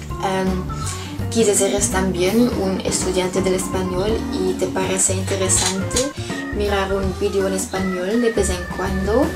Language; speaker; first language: Spanish; non-native, learner; Dutch